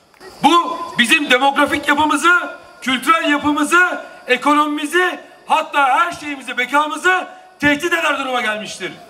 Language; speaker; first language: Turkish; native; Turkish